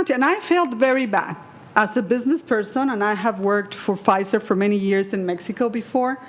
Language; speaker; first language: English; non-native, fluent; Spanish